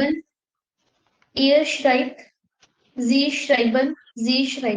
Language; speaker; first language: German; non-native, learner; Hindi